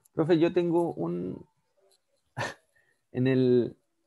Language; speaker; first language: Spanish; native; Spanish